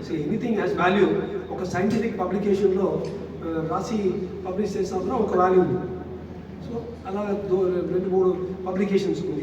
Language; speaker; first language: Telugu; non-native, learner; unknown